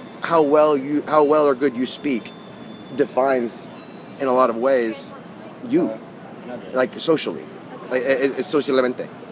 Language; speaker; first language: English; early bilingual, other home language; Spanish